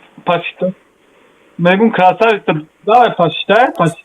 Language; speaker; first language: Russian; non-native, learner; Tajik